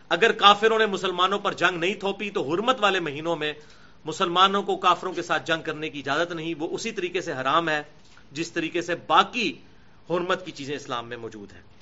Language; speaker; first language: Urdu; non-native, local second language; Punjabi